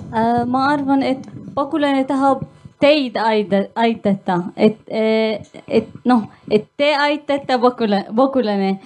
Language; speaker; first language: Estonian; non-native, learner; Arabic